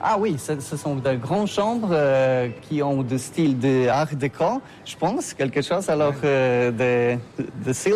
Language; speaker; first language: French; non-native, fluent; Polish